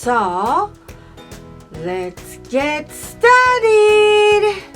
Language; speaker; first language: English; non-native, fluent; Japanese